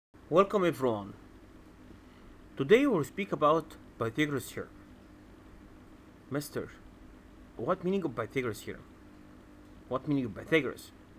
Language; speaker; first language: English; non-native, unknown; Arabic